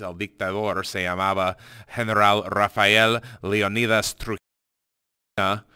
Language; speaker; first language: Spanish; non-native, fluent; English